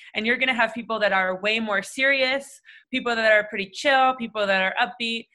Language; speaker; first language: English; native; English